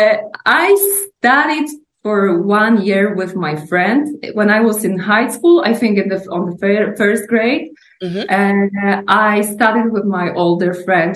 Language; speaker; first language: English; non-native, fluent; Polish